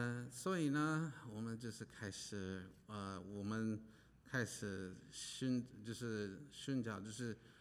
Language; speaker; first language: Chinese; non-native, fluent; English